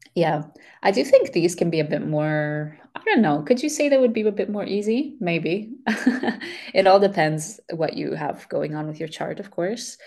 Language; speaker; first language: English; early bilingual, other home language; Macedonian